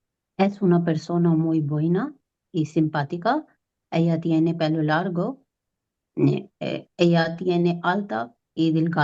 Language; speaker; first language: Spanish; non-native, learner; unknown